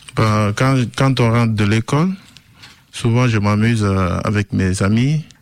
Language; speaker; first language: French; non-native, local second language; Susu